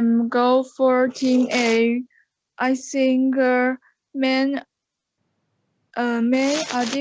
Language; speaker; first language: English; non-native, learner; Chinese